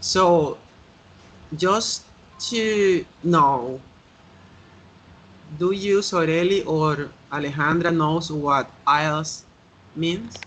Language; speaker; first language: English; non-native, learner; Spanish